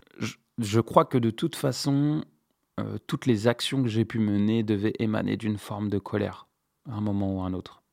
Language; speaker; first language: French; non-native, local second language; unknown